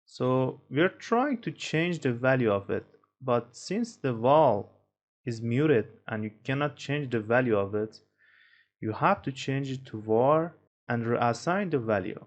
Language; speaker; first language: English; non-native, fluent; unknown